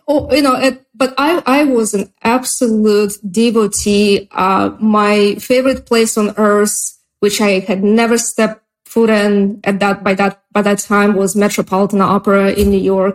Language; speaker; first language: English; non-native, fluent; Russian